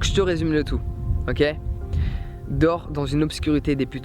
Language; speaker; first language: French; native; French